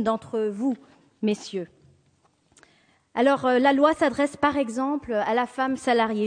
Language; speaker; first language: French; native; French